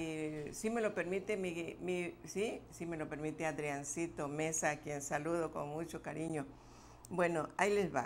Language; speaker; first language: Spanish; native; Spanish